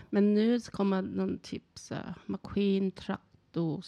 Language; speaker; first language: Swedish; non-native, learner; Thai